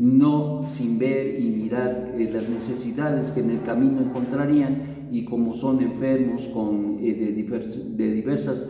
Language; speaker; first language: Spanish; native; Spanish